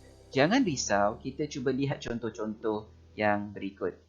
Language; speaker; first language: Malay; native; Malay